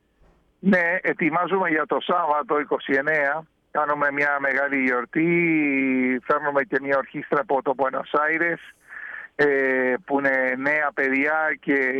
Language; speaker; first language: Greek; early bilingual, heritage; Spanish